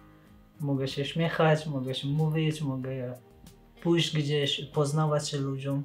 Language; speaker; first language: Polish; non-native, learner; Persian